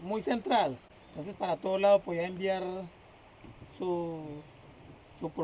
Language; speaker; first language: Spanish; native; Spanish